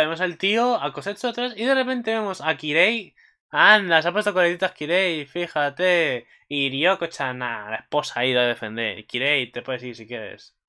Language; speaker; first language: Spanish; native; Spanish